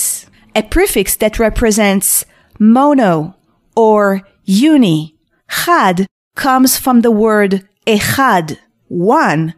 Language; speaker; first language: English; non-native, fluent; Hebrew